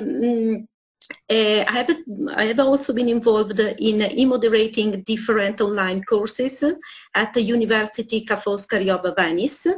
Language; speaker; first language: English; non-native, fluent; Italian